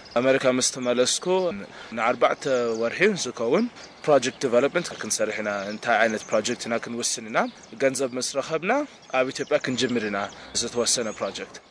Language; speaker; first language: Tigrinya; early bilingual, heritage; Tigrinya